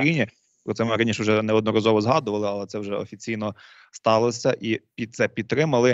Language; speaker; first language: Ukrainian; native; Ukrainian